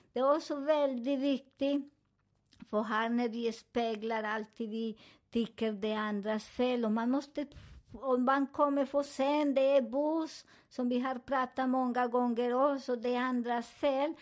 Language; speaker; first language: Swedish; non-native, fluent; Spanish